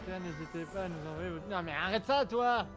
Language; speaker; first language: French; native; French